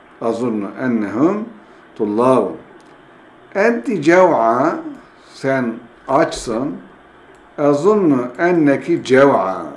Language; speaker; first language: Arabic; non-native, fluent; Turkish